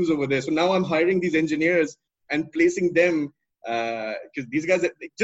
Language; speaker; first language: English; non-native, local second language; Urdu